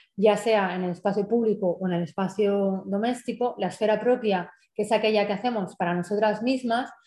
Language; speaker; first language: Spanish; native; Spanish